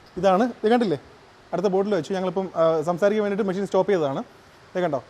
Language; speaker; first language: Malayalam; native; Malayalam